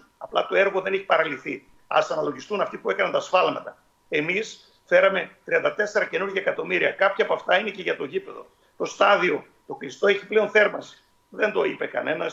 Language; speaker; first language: Greek; native; Greek